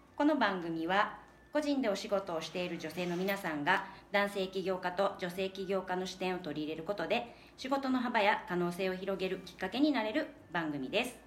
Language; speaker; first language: Japanese; native; Japanese